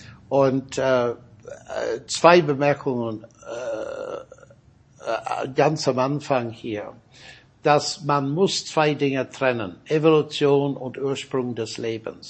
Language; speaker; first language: German; non-native, fluent; English